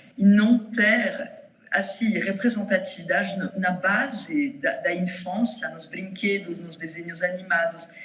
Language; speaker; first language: Portuguese; non-native, fluent; French